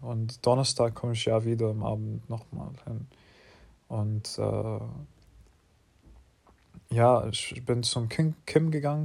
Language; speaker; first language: German; non-native, learner; English